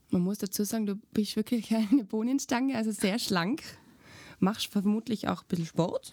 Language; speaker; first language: German; native; German